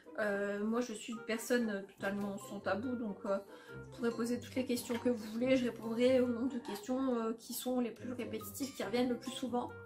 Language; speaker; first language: French; early bilingual, other home language; Polish